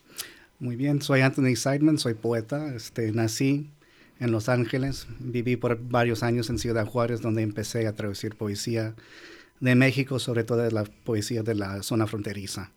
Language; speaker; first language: Spanish; non-native, fluent; English